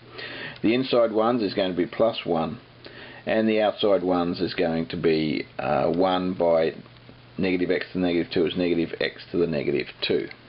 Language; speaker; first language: English; native; English